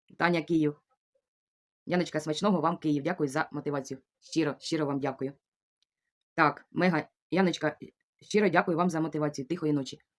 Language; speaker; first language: Ukrainian; non-native, local second language; Russian